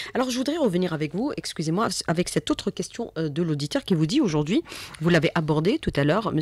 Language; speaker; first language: French; non-native, local second language; Arabic